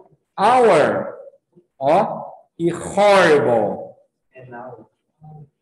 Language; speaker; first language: Portuguese; native; Portuguese